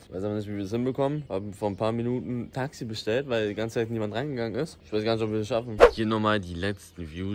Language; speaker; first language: German; native; German